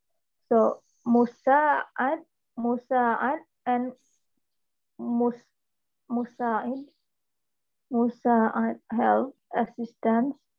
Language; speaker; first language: English; non-native, learner; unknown